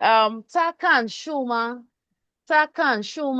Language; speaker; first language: Chinese; non-native, learner; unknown